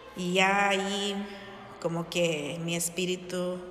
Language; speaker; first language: Spanish; early bilingual, heritage; Spanish